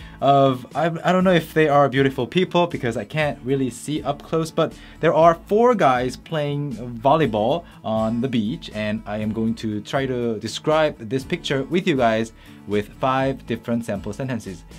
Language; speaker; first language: English; non-native, fluent; Korean